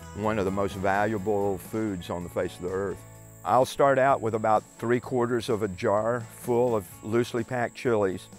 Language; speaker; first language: English; native; English